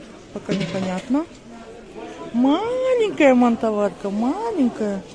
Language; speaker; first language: Russian; native; Russian